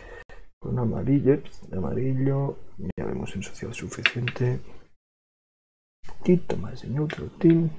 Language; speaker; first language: Spanish; non-native, local second language; Catalan